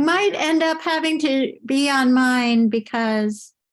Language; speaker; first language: English; native; English